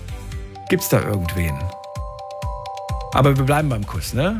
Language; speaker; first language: German; native; German